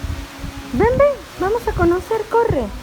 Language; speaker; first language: Spanish; native; Spanish